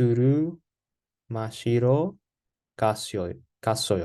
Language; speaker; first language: Korean; non-native, learner; English